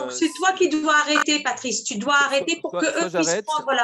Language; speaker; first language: French; native; French